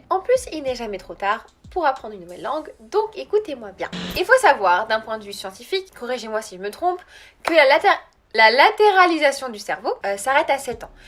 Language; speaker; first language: French; early bilingual, other home language; Arabic